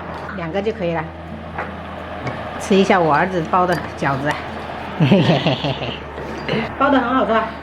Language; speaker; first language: Chinese; native; Chinese